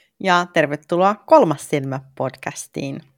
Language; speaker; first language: Finnish; native; Finnish